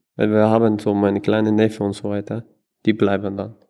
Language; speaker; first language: German; non-native, learner; Persian